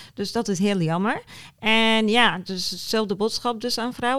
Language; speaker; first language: Dutch; non-native, fluent; Arabic